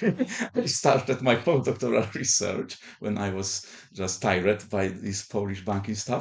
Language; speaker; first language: English; non-native, fluent; Polish